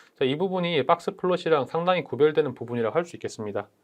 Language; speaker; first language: Korean; native; Korean